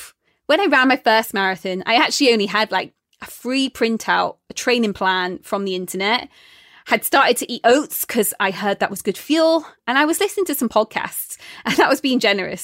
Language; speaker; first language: English; native; English